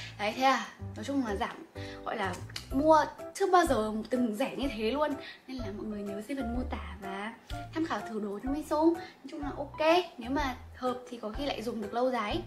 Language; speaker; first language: Vietnamese; native; Vietnamese